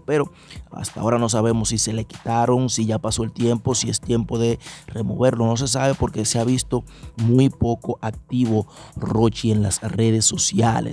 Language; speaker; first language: Spanish; native; Spanish